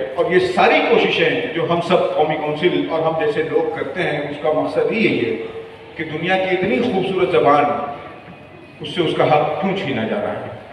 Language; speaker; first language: Urdu; native; Urdu